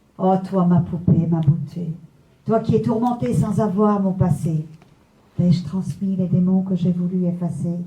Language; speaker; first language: French; early bilingual, other home language; Persian